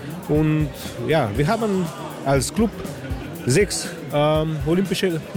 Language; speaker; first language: German; non-native, learner; Slovenian